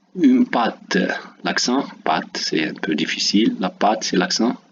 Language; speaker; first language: French; non-native, local second language; Arabic